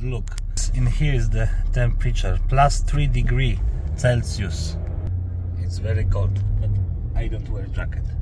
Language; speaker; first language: English; non-native, learner; Polish